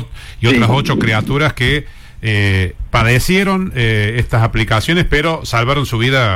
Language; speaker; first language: Spanish; native; Spanish